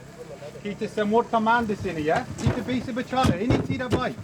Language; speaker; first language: Indonesian; non-native, learner; English